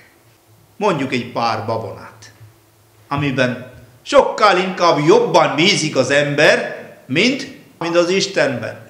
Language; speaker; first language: Hungarian; non-native, fluent; Malayalam